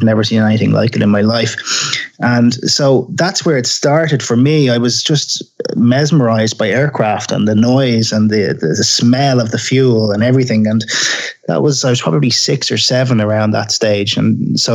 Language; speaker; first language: English; native; English